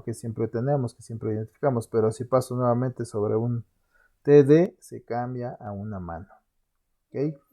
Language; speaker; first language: Spanish; native; Spanish